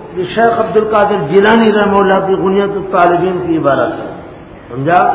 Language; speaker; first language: Urdu; non-native, local second language; Saraiki